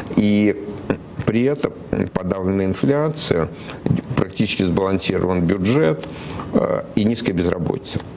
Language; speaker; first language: Russian; native; Russian